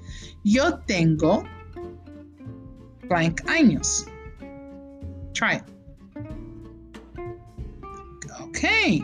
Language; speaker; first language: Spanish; non-native, fluent; English